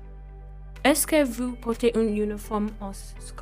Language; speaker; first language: French; non-native, learner; English